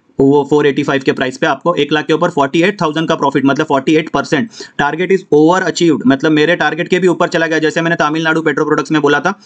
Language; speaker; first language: Hindi; non-native, local second language; Marathi